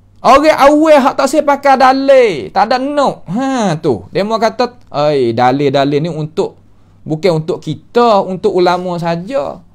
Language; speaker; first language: Malay; native; Malay